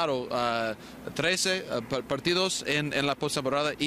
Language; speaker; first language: Spanish; non-native, fluent; English